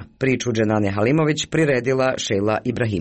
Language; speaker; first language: Serbian; native; Serbian